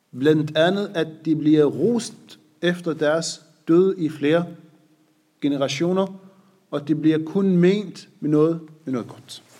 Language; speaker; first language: Danish; non-native, fluent; Arabic